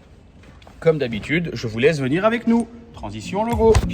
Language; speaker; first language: French; native; French